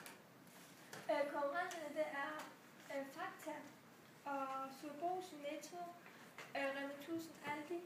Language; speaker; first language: Danish; non-native, learner; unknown